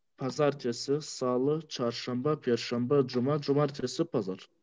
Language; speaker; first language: Turkish; non-native, learner; Arabic